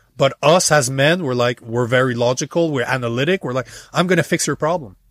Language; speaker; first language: English; native; English